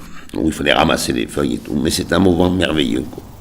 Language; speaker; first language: French; native; French